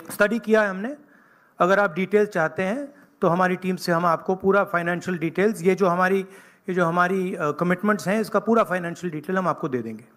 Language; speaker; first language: Hindi; native; Hindi